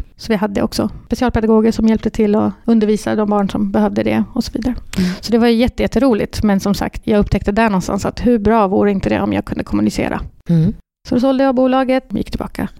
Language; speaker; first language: Swedish; early bilingual, other home language; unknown